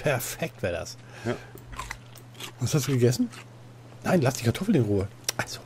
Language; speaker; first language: German; native; German